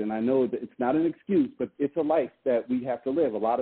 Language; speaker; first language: English; native; English